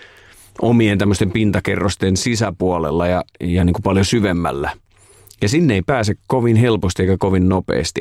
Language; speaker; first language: Finnish; native; Finnish